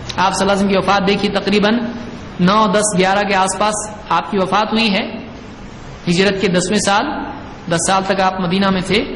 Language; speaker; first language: Urdu; native; Urdu